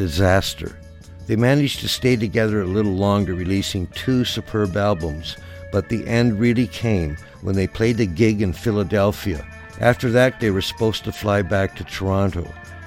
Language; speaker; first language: English; native; English